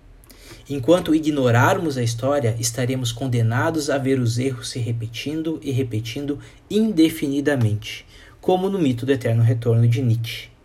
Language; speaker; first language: Portuguese; native; Portuguese